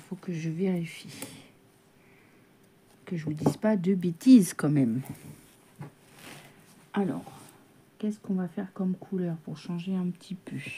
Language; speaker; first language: French; native; French